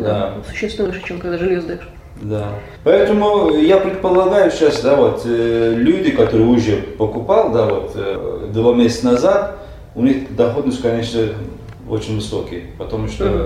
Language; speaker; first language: Russian; non-native, learner; Turkish